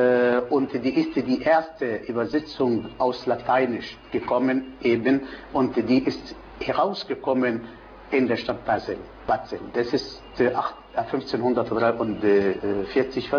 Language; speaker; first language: German; non-native, fluent; Arabic